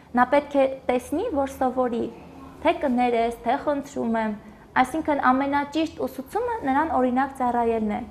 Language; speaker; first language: Armenian; native; Armenian